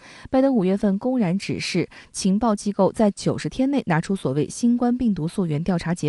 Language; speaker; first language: Chinese; native; Chinese